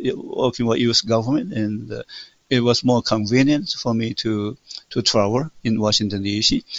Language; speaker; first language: English; non-native, fluent; Min Nan Chinese